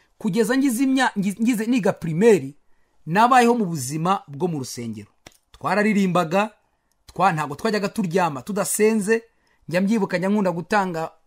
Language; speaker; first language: Kinyarwanda; native; Kinyarwanda